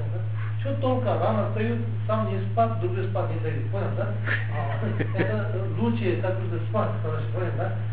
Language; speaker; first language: Russian; non-native, learner; Tibetan